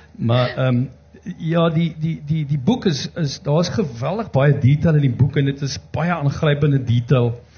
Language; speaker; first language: Afrikaans; native; Afrikaans